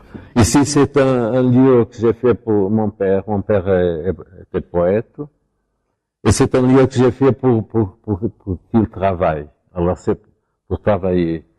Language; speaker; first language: French; non-native, fluent; Portuguese